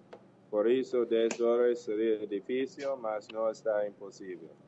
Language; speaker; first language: Portuguese; non-native, fluent; English